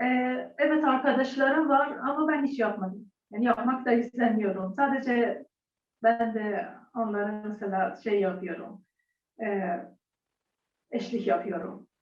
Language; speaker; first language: Turkish; non-native, learner; Persian